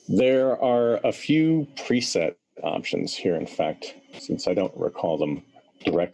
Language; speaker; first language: English; native; English